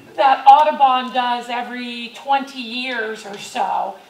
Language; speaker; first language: English; native; English